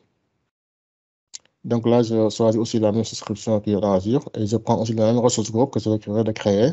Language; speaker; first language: French; non-native, local second language; Wolof